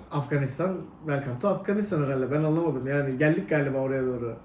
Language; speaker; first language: Turkish; native; Turkish